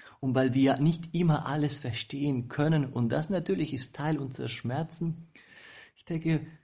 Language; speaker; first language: German; non-native, fluent; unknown